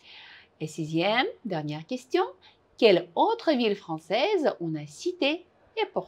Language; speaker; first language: French; non-native, fluent; Uzbek